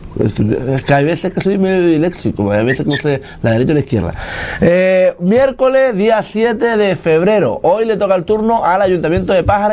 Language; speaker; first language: Spanish; native; Spanish